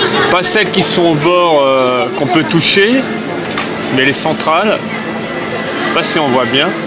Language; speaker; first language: French; native; French